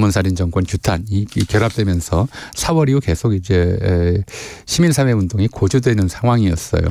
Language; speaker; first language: Korean; native; Korean